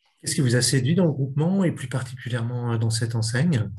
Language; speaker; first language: French; native; French